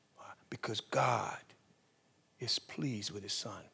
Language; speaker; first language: English; native; English